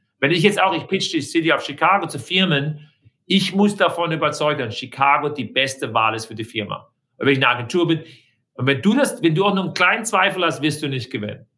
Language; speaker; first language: German; native; German